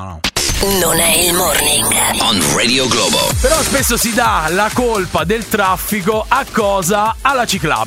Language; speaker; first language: Italian; native; Italian